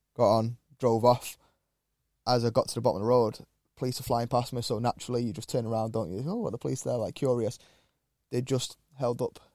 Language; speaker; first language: English; native; English